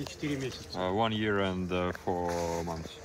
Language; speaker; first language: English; non-native, learner; Russian